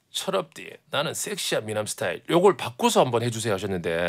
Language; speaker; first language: Korean; native; Korean